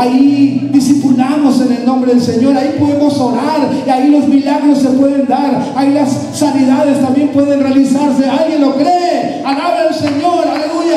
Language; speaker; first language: Spanish; native; Spanish